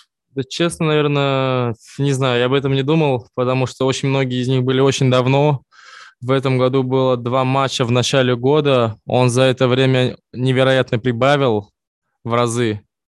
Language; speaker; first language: Russian; native; Russian